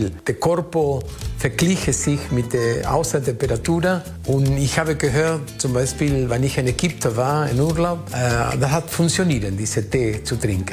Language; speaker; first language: German; non-native, fluent; Spanish